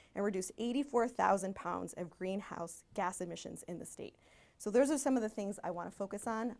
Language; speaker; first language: English; early bilingual, other home language; Spanish